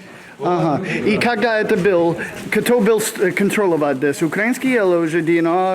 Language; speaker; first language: Russian; non-native, learner; English